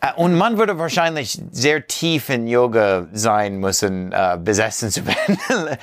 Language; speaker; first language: German; non-native, learner; English